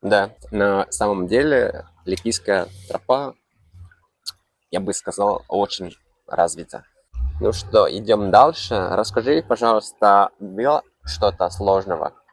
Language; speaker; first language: Russian; non-native, fluent; Finnish